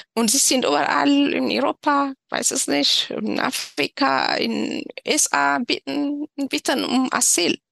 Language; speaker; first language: German; non-native, learner; Tigrinya